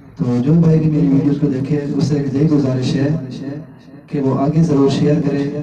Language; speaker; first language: Urdu; non-native, local second language; Punjabi